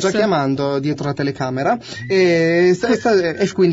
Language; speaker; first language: Italian; native; Italian